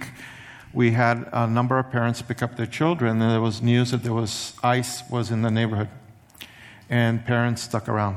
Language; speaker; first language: English; early bilingual, other home language; Spanish